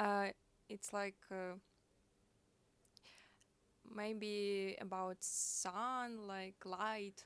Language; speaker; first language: English; non-native, fluent; Ukrainian